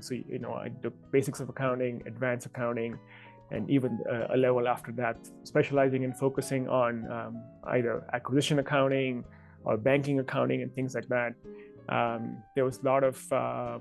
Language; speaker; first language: English; non-native, local second language; Hindi